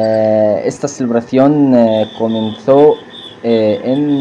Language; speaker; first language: Spanish; non-native, learner; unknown